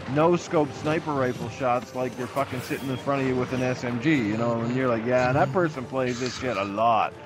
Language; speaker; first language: English; native; English